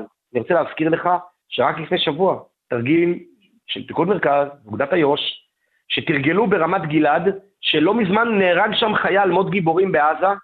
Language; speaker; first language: Hebrew; native; Hebrew